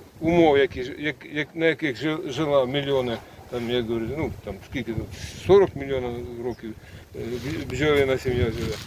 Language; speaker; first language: Ukrainian; native; Ukrainian